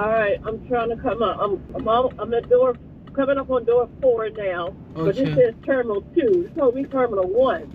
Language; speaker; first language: English; native; English